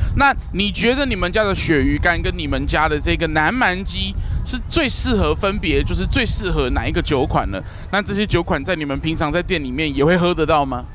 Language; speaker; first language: Chinese; native; Chinese